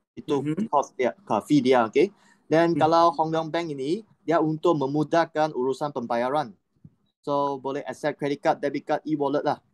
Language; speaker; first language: Malay; non-native, local second language; Chinese